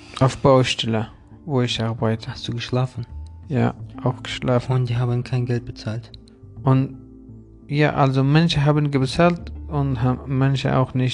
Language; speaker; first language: German; non-native, learner; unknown